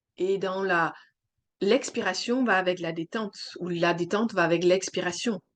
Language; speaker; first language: French; non-native, fluent; German